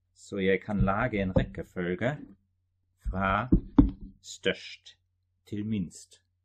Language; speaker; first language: Norwegian; non-native, fluent; German